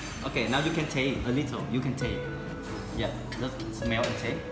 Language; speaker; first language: English; non-native, learner; Vietnamese